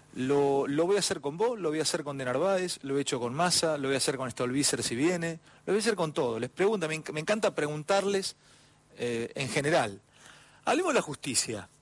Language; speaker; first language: Spanish; native; Spanish